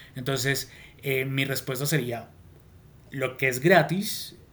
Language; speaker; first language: Spanish; native; Spanish